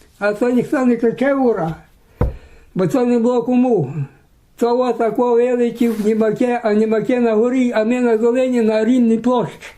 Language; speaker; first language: Ukrainian; native; Ukrainian